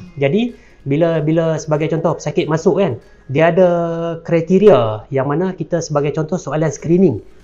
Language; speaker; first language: Malay; native; Malay